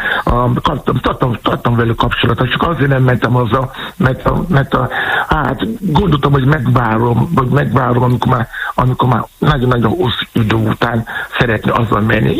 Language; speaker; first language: Hungarian; non-native, learner; Yoruba